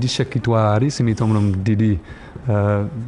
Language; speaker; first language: Georgian; non-native, learner; English